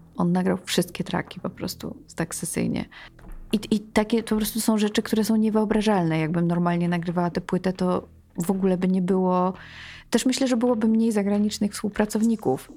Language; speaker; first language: Polish; early bilingual, heritage; Polish